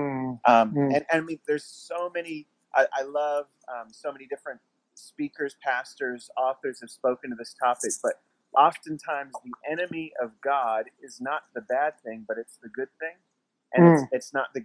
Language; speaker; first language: English; native; English